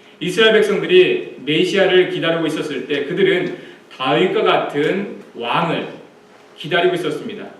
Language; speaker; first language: Korean; native; Korean